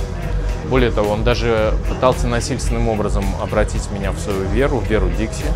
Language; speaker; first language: Russian; native; Russian